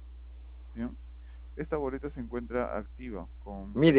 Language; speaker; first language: Spanish; native; Spanish